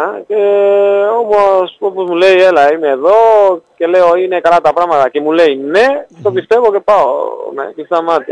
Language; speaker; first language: Greek; non-native, learner; Spanish